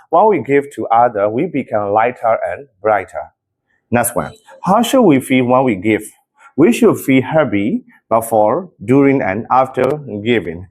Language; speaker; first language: English; non-native, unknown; Burmese